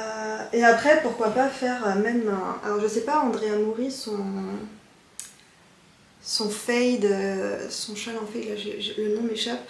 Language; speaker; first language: French; native; French